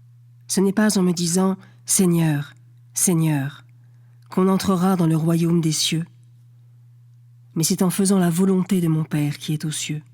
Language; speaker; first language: French; native; French